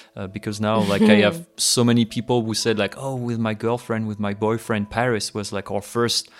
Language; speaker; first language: English; non-native, fluent; French